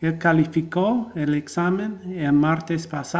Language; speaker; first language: Spanish; non-native, fluent; English